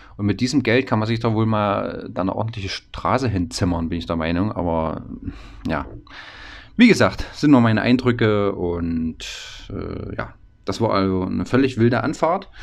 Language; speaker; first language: German; native; German